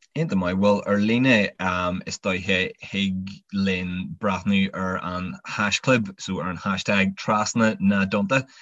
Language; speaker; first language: Irish; non-native, local second language; English